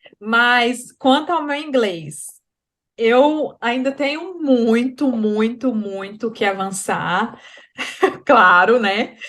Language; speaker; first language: Portuguese; native; Portuguese